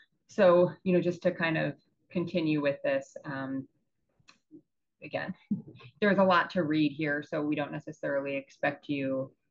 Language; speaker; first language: English; native; English